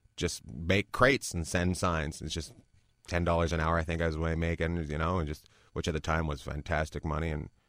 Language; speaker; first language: English; native; English